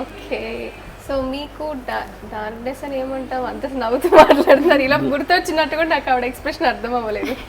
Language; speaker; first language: Telugu; native; Telugu